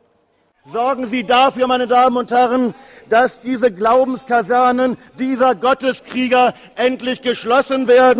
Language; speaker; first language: German; native; German